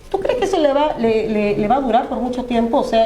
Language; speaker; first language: Spanish; native; Spanish